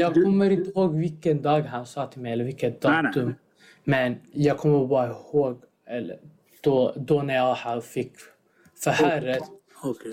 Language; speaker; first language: Swedish; non-native, fluent; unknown